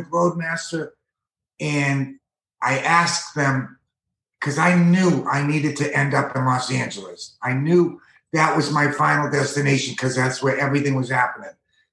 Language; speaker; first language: English; native; English